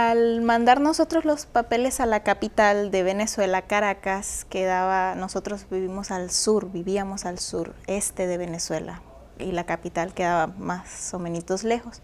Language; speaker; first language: Spanish; native; Spanish